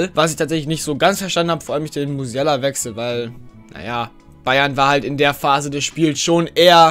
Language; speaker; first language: German; native; German